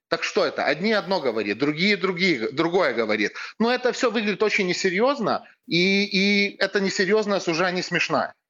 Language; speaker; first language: Russian; non-native, fluent; Lithuanian